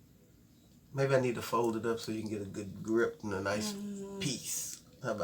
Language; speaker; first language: English; native; English